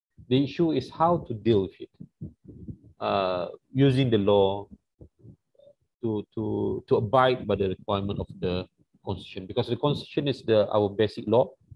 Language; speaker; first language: English; non-native, local second language; Malay